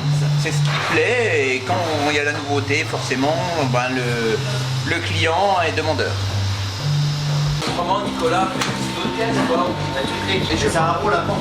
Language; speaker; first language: French; native; French